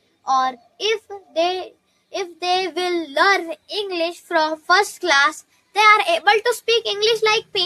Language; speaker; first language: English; non-native, learner; Hindi